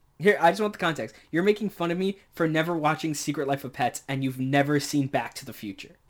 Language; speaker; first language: English; native; English